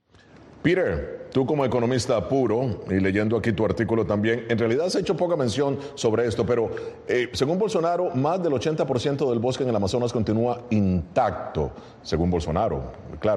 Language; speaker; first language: Spanish; native; Spanish